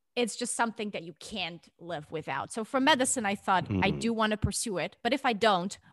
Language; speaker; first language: English; non-native, fluent; Russian